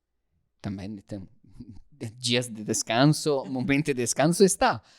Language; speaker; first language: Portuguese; non-native, learner; Italian